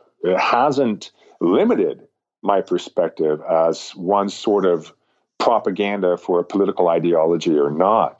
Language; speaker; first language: English; native; English